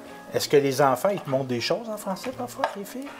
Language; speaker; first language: French; native; French